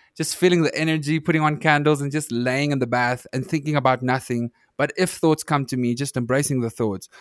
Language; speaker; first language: English; non-native, local second language; Afrikaans